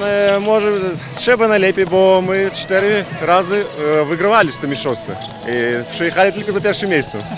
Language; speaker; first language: Polish; early bilingual, heritage; Polish